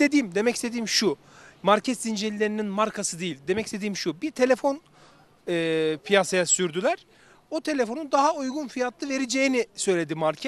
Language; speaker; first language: Turkish; native; Turkish